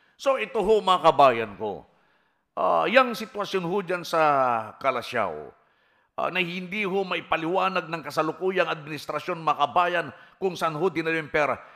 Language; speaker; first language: Filipino; native; Filipino